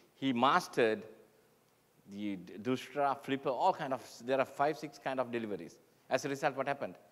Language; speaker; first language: English; non-native, local second language; Sinhala